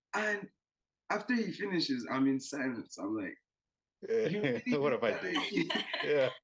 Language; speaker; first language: English; non-native, local second language; Yoruba